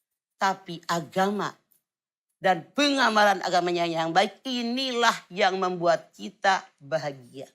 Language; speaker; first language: Indonesian; native; Indonesian